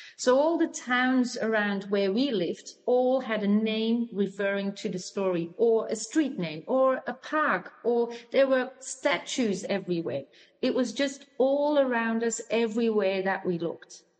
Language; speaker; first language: English; non-native, fluent; Dutch